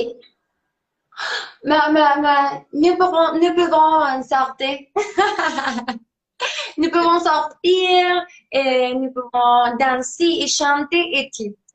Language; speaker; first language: French; non-native, learner; Spanish